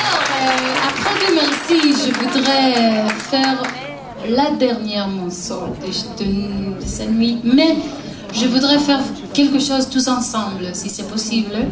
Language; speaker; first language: French; non-native, learner; Hebrew